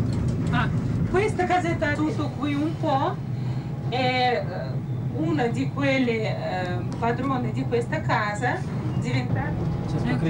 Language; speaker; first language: Italian; non-native, learner; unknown